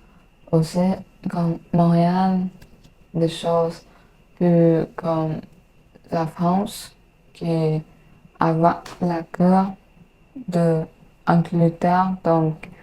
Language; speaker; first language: French; non-native, learner; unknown